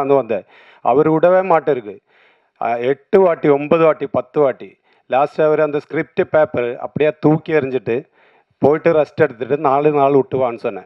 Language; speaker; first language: Tamil; non-native, learner; Malayalam